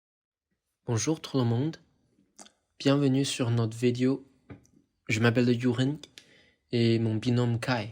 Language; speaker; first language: French; non-native, fluent; Chinese